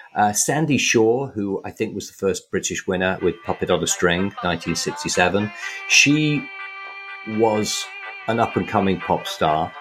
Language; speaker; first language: English; native; English